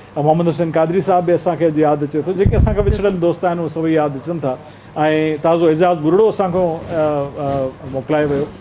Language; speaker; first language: Sindhi; native; Sindhi